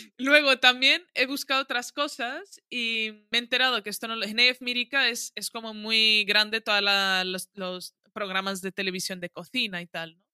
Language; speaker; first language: Spanish; early bilingual, other home language; Arabic